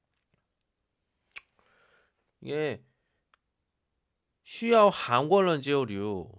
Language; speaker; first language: Chinese; non-native, learner; Korean